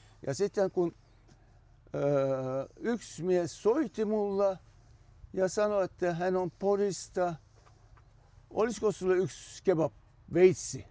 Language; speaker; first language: Finnish; non-native, fluent; Turkish